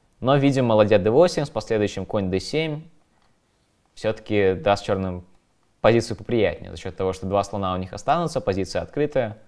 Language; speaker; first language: Russian; native; Russian